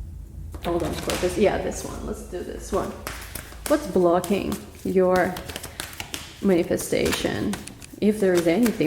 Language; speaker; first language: English; non-native, fluent; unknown